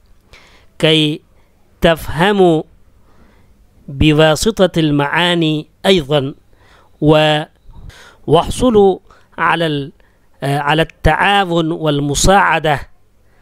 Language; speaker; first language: Urdu; native; Urdu